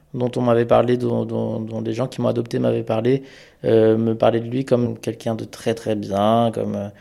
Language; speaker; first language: French; early bilingual, other home language; Amharic